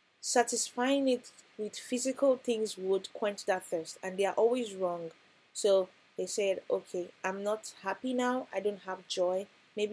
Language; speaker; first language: English; non-native, local second language; Yoruba